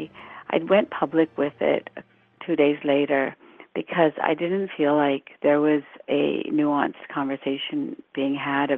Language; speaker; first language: English; early bilingual, other home language; Urdu